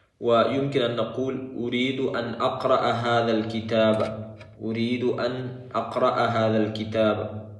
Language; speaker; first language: Arabic; non-native, fluent; Pashto